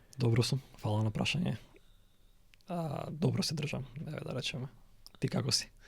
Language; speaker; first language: Macedonian; native; Macedonian